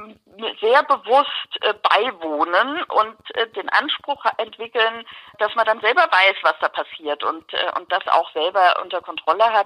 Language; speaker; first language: German; native; German